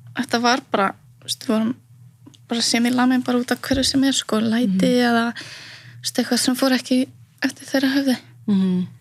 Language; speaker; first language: Icelandic; early bilingual, other home language; Polish